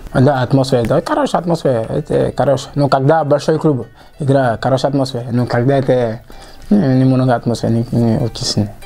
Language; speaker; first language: Russian; non-native, learner; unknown